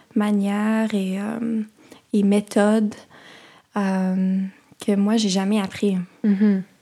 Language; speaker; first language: French; native; French